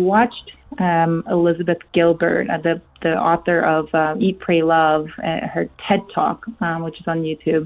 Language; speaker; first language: English; non-native, fluent; Korean